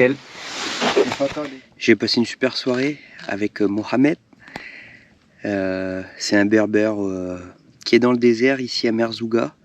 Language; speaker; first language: French; native; French